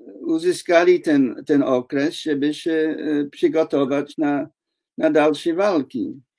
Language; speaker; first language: Polish; non-native, fluent; English